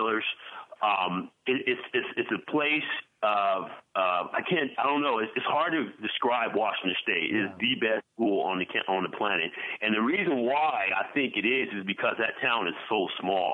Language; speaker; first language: English; native; English